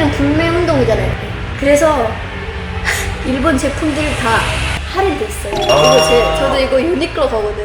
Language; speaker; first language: Korean; non-native, fluent; Indonesian